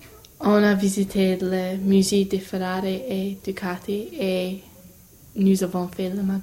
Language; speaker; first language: French; non-native, learner; English